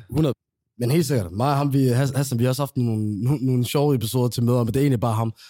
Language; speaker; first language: Danish; early bilingual, other home language; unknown